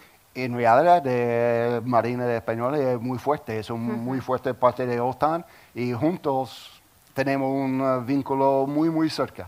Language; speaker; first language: Spanish; non-native, learner; English